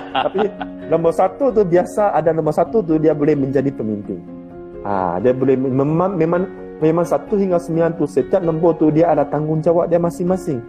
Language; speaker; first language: Malay; non-native, local second language; Chinese